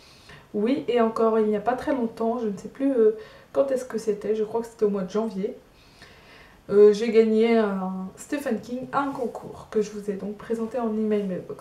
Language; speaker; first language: French; native; French